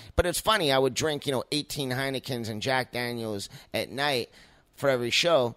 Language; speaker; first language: English; native; English